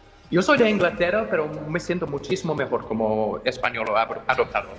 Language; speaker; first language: Spanish; non-native, fluent; English